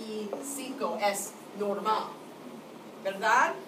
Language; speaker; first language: Spanish; non-native, fluent; English